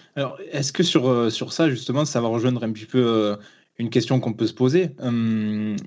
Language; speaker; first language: French; native; French